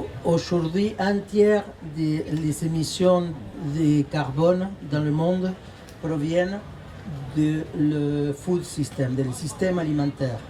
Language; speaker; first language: French; non-native, fluent; Spanish